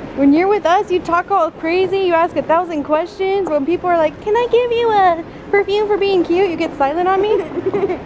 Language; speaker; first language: English; native; English